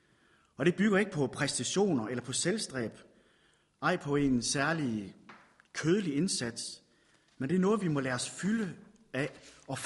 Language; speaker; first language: Danish; native; Danish